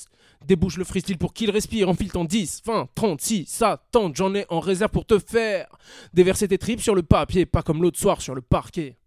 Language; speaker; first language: French; native; French